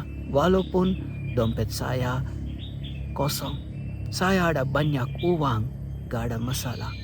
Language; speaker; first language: Indonesian; non-native, fluent; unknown